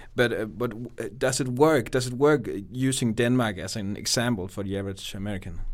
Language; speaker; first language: English; non-native, fluent; Danish